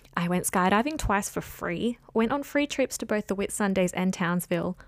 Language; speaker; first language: English; native; English